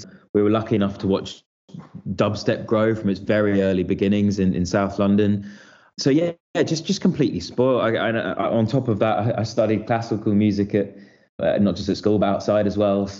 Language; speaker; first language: English; native; English